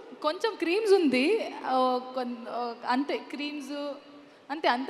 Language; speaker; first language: Telugu; non-native, learner; Kannada